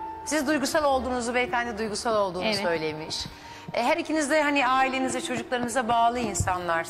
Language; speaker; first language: Turkish; native; Turkish